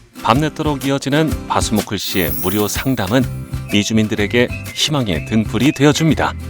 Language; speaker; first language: Korean; native; Korean